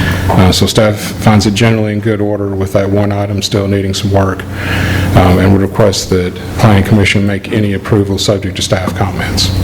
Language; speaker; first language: English; native; English